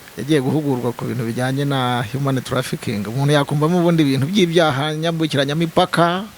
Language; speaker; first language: Kinyarwanda; native; Kinyarwanda